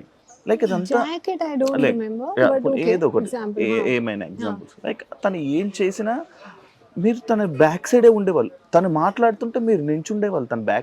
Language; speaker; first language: Telugu; native; Telugu